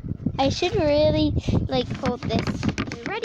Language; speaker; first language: English; native; English